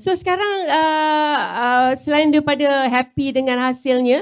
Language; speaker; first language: Malay; native; Malay